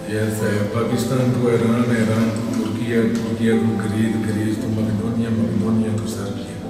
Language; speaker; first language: English; non-native, learner; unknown